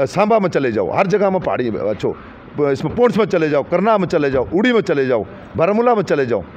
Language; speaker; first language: Hindi; non-native, local second language; Gujari